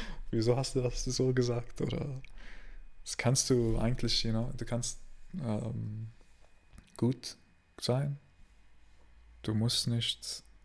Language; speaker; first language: German; non-native, learner; Arabic